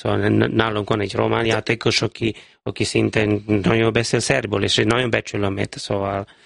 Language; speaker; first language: Hungarian; non-native, fluent; Serbian